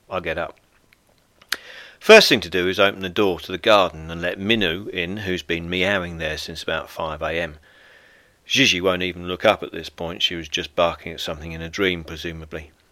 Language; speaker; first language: English; native; English